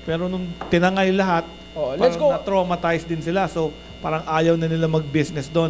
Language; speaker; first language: Filipino; native; Filipino